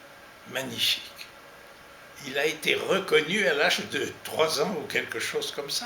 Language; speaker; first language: French; native; French